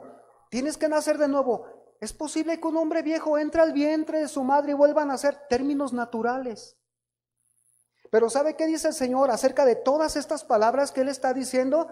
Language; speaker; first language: Spanish; native; Spanish